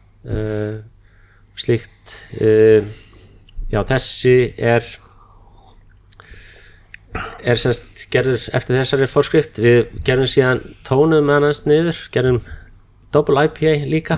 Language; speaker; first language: Icelandic; non-native, fluent; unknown